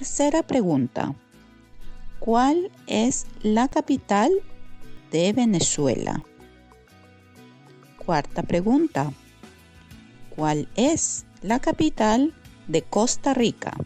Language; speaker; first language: Spanish; non-native, fluent; Norwegian